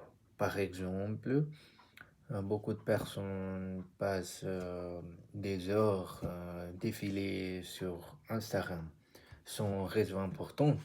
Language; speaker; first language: French; non-native, learner; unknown